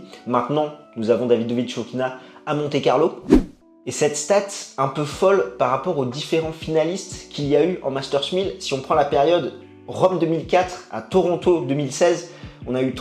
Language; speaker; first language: French; native; French